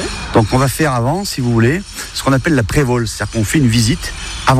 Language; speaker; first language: French; native; French